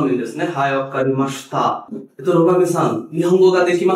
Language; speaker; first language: Japanese; non-native, fluent; Bangla